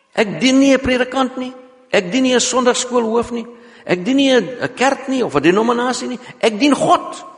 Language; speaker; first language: Afrikaans; non-native, local second language; English